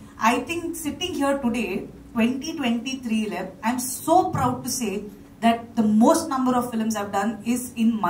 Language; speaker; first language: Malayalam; non-native, fluent; Kannada